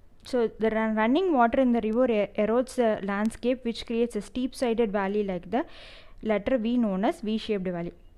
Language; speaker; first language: English; non-native, local second language; Tamil